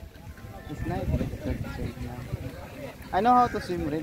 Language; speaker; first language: English; non-native, local second language; Filipino